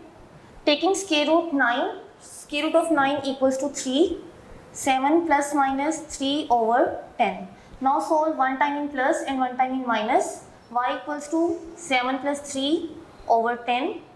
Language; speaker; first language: English; non-native, local second language; Urdu